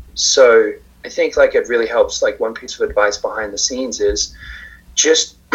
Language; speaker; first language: English; native; English